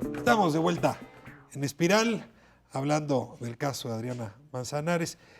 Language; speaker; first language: Spanish; native; Spanish